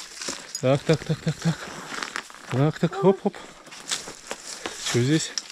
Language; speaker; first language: Russian; native; Russian